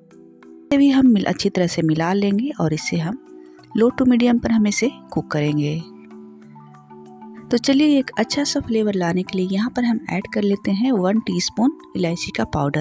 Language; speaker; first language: Hindi; native; Hindi